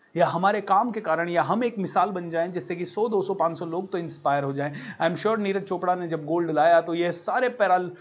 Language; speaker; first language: Hindi; native; Hindi